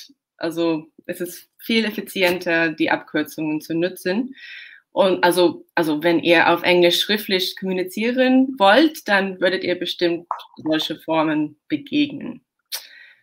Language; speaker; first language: German; non-native, fluent; English